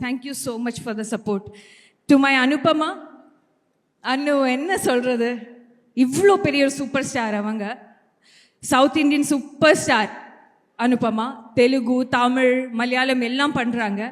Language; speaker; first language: Tamil; non-native, learner; Malayalam